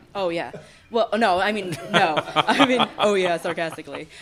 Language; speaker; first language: English; native; English